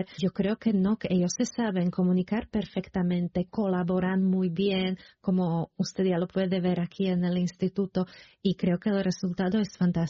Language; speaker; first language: Spanish; non-native, fluent; Slovak